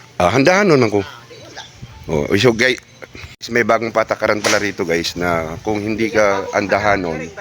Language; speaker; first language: Filipino; non-native, local second language; Cebuano